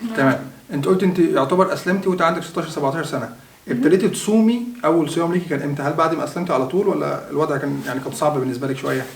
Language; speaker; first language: Arabic; native; Arabic